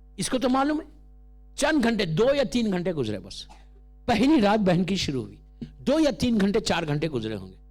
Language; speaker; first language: Urdu; native; Urdu